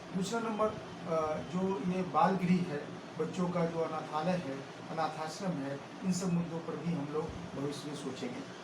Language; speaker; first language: Hindi; native; Hindi